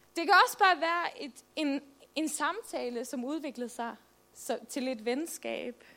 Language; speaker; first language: Danish; non-native, local second language; Faroese